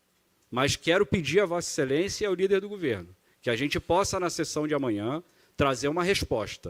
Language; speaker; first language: Portuguese; native; Portuguese